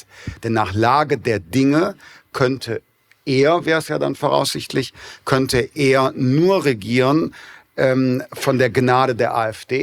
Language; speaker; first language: German; native; German